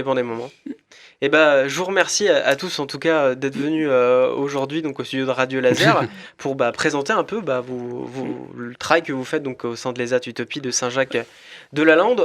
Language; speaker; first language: French; native; French